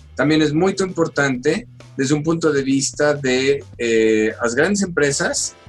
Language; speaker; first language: Spanish; native; Spanish